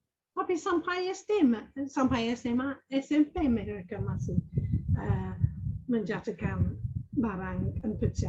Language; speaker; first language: Indonesian; non-native, fluent; English